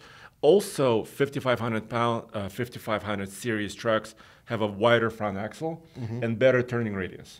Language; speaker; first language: English; native; English